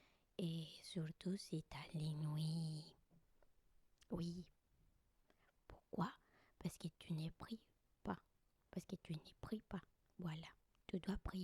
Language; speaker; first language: French; non-native, learner; Spanish